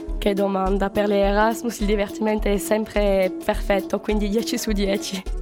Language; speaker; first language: Italian; non-native, learner; French